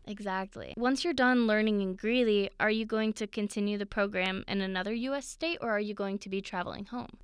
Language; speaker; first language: English; native; English